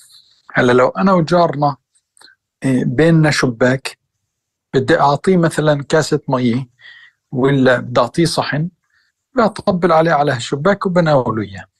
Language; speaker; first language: Arabic; native; Arabic